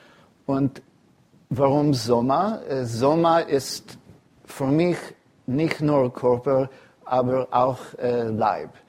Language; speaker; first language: German; non-native, fluent; English